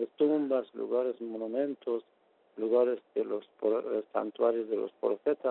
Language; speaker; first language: Spanish; non-native, fluent; Persian